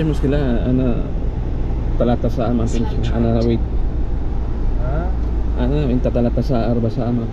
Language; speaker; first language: Arabic; non-native, learner; Filipino